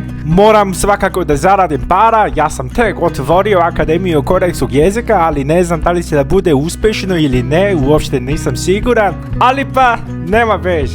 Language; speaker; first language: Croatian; non-native, fluent; Korean